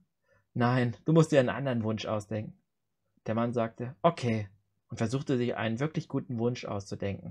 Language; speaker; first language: German; native; German